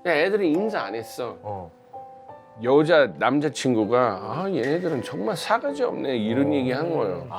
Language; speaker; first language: Korean; non-native, fluent; English